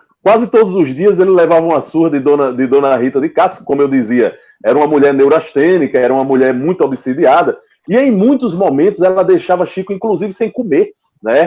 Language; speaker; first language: Portuguese; native; Portuguese